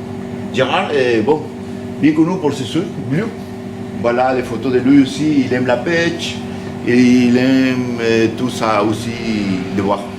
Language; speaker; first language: French; non-native, learner; Spanish